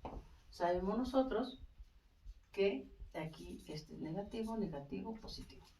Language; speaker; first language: Spanish; native; Spanish